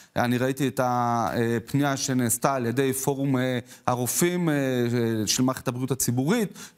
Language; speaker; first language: Hebrew; native; Hebrew